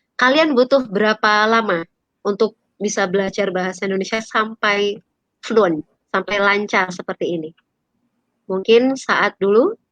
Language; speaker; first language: Indonesian; native; Indonesian